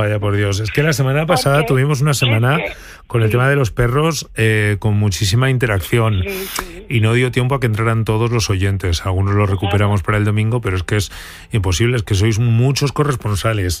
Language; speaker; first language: Spanish; native; Spanish